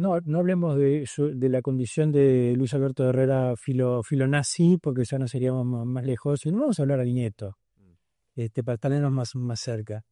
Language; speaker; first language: Spanish; native; Spanish